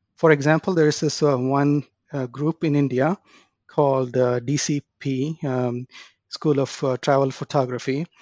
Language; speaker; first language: English; non-native, local second language; Tamil